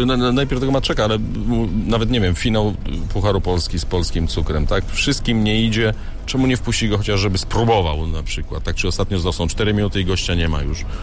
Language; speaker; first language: Polish; native; Polish